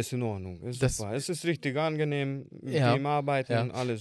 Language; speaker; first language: German; non-native, learner; Hungarian